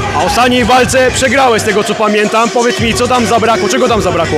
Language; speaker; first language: Polish; native; Polish